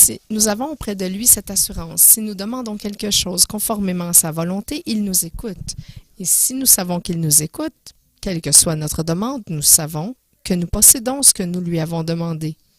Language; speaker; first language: French; non-native, fluent; English